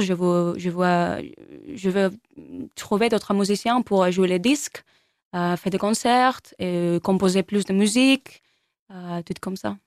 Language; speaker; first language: French; non-native, learner; Spanish